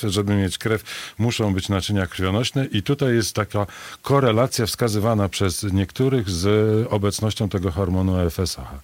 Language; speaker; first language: Polish; native; Polish